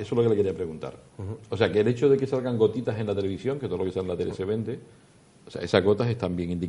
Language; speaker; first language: Spanish; native; Spanish